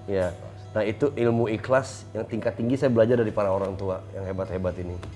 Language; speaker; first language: Indonesian; native; Indonesian